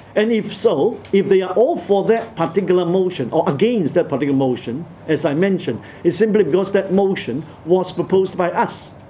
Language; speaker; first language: English; non-native, local second language; Cantonese